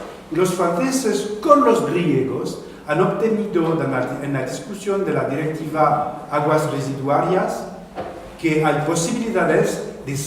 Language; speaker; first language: Spanish; non-native, fluent; French